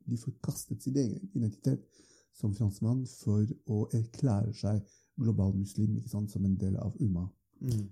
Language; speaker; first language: Norwegian; non-native, fluent; French